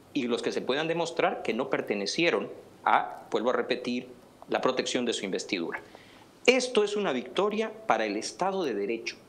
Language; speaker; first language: Spanish; native; Spanish